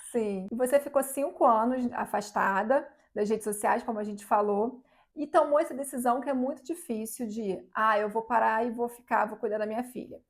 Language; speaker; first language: Portuguese; native; Portuguese